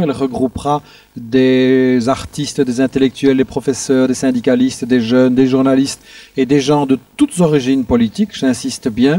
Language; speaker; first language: French; native; French